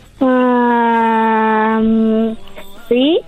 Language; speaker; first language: Spanish; early bilingual, other home language; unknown